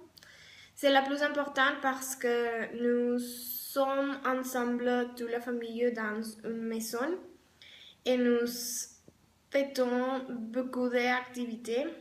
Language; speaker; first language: French; non-native, learner; Spanish